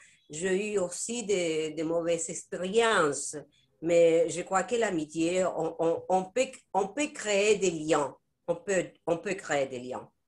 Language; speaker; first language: French; non-native, fluent; Spanish